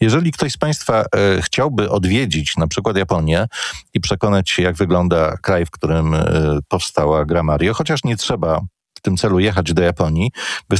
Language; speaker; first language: Polish; native; Polish